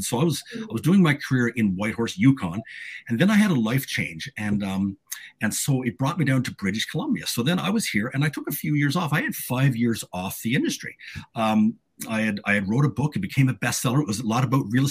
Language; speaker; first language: English; native; English